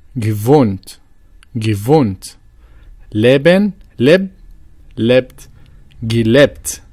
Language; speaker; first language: German; non-native, fluent; Arabic